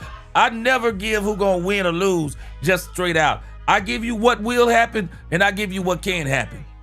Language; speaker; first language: English; native; English